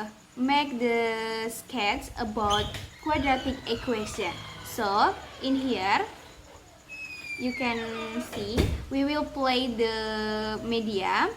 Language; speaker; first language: English; non-native, learner; Indonesian